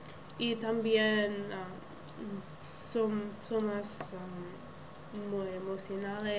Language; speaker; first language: Spanish; non-native, learner; English